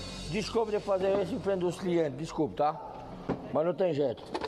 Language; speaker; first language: Portuguese; non-native, fluent; French